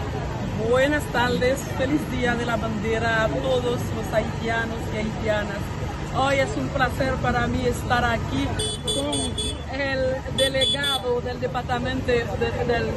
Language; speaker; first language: Spanish; non-native, fluent; Haitian Creole